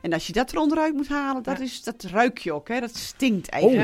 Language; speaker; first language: Dutch; native; Dutch